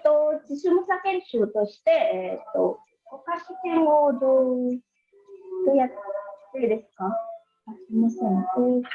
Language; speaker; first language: Japanese; non-native, learner; Indonesian